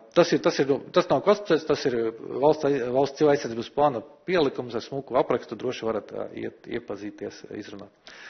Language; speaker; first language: Latvian; non-native, local second language; Russian